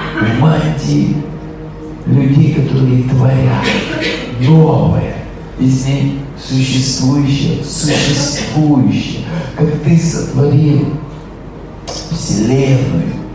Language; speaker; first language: Russian; native; Russian